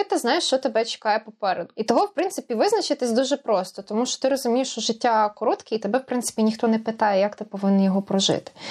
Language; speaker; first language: Ukrainian; native; Ukrainian